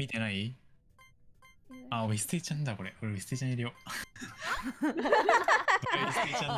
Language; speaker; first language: Japanese; native; Japanese